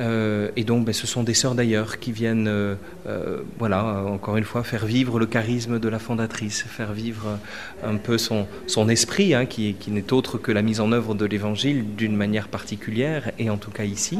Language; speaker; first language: French; native; French